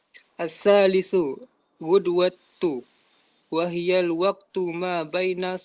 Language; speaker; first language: Arabic; non-native, learner; Malay